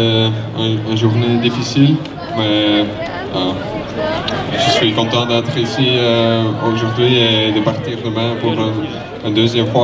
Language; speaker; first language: French; non-native, local second language; Dutch